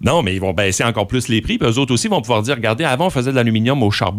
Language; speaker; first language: French; native; French